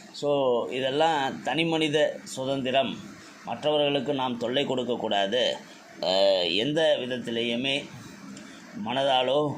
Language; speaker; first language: Tamil; native; Tamil